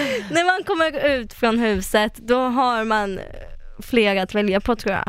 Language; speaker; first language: Swedish; non-native, fluent; Russian